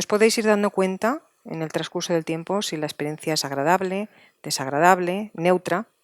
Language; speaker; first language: Spanish; native; Spanish